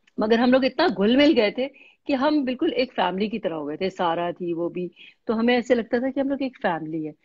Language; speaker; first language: Urdu; native; Urdu